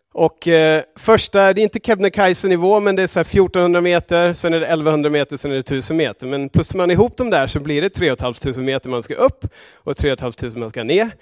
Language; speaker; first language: Swedish; non-native, fluent; English